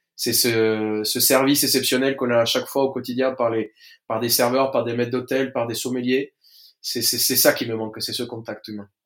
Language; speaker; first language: French; non-native, fluent; Spanish